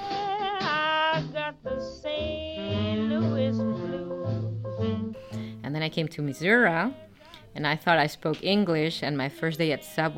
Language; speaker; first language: English; non-native, fluent; Spanish